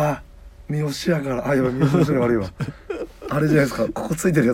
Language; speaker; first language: Japanese; native; Japanese